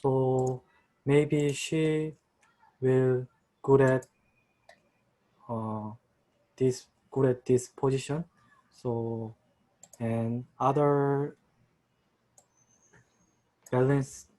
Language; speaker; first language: English; non-native, learner; Korean